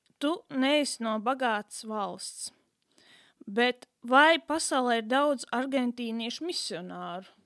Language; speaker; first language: Latvian; native; Latvian